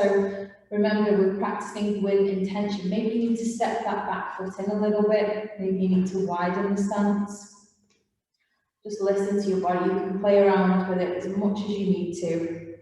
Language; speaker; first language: English; native; English